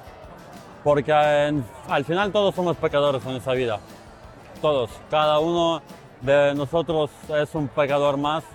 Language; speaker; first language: Spanish; non-native, fluent; Ukrainian